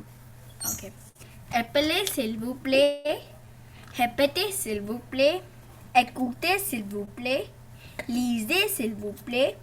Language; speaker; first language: French; non-native, learner; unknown